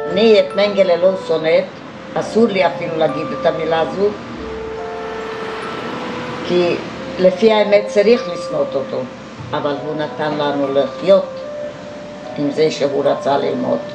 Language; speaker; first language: Hebrew; non-native, fluent; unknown